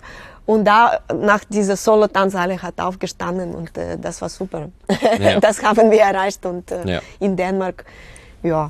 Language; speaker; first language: German; non-native, fluent; Russian